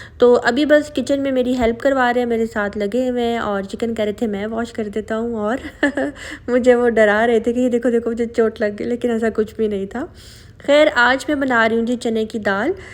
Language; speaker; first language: Urdu; native; Urdu